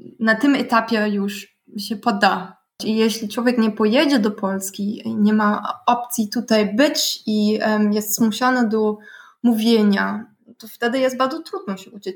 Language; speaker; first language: Polish; non-native, fluent; German